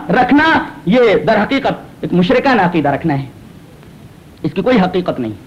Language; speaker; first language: Urdu; native; Urdu